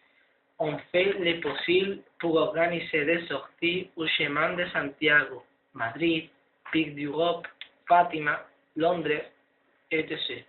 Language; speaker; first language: French; non-native, learner; Spanish